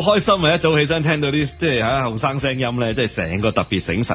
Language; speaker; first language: Cantonese; native; Cantonese